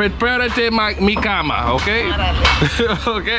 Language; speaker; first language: Spanish; non-native, learner; English